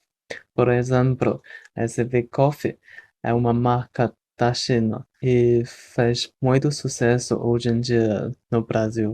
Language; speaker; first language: Portuguese; non-native, fluent; Chinese